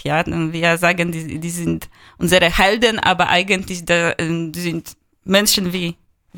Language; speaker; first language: German; non-native, fluent; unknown